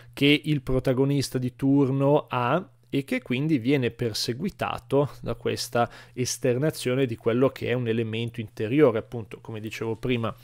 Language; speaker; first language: Italian; native; Italian